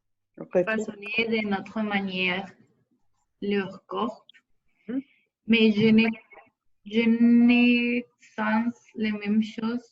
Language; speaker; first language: French; non-native, learner; Spanish